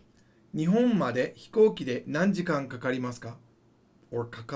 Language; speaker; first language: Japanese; non-native, fluent; English